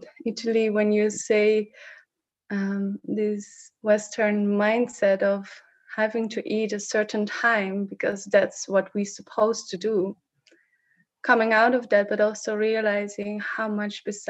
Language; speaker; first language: English; non-native, fluent; Dutch